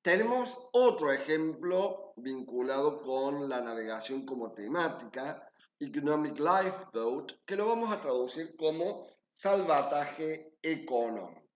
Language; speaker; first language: Spanish; native; Spanish